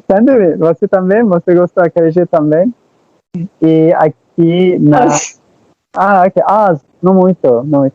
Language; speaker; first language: Portuguese; non-native, learner; Turkish